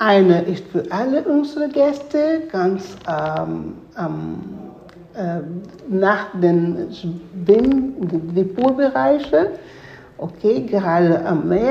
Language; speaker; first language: German; non-native, fluent; Spanish